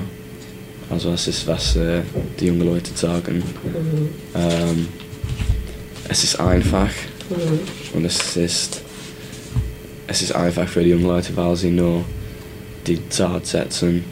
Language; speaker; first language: German; non-native, learner; English